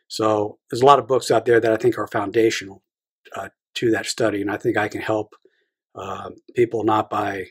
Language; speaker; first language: English; native; English